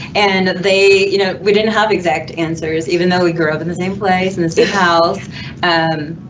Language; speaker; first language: English; native; English